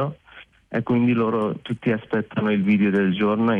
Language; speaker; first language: Italian; non-native, fluent; Persian